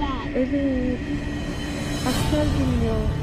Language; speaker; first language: Turkish; non-native, learner; Urdu